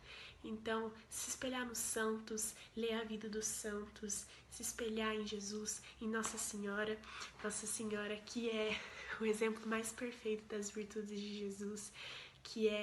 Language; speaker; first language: Portuguese; native; Portuguese